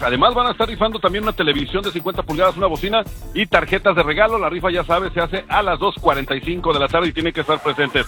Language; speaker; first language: Spanish; native; Spanish